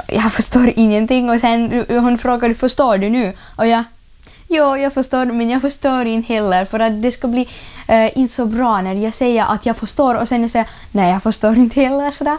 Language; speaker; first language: Swedish; non-native, fluent; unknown